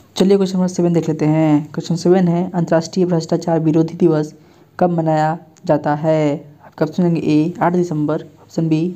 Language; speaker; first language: Hindi; native; Hindi